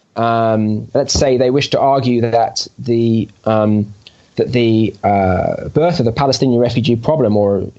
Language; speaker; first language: English; native; English